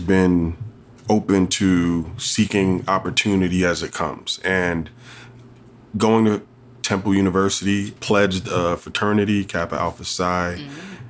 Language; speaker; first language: English; native; English